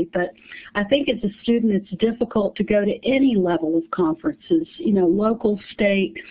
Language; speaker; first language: English; native; English